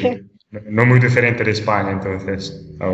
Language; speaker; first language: Spanish; non-native, fluent; Italian